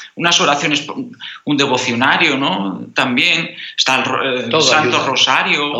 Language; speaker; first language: Spanish; native; Spanish